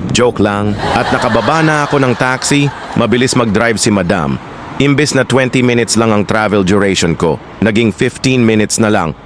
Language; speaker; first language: Filipino; native; Filipino